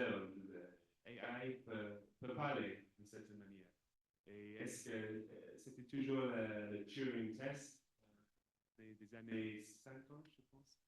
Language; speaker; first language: French; non-native, fluent; English